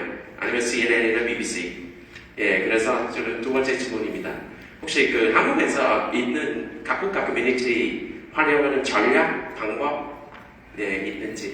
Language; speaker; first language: Korean; non-native, fluent; Vietnamese